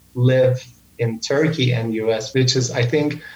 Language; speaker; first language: English; non-native, fluent; Turkish